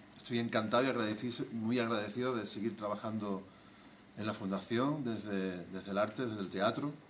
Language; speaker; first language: Spanish; native; Spanish